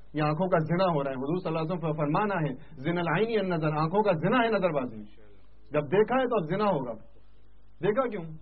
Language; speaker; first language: Urdu; non-native, local second language; Sindhi